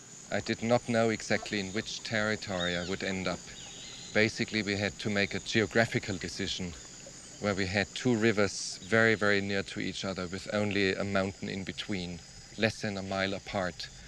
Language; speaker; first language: English; non-native, fluent; German